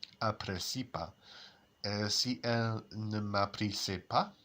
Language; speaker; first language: French; non-native, learner; English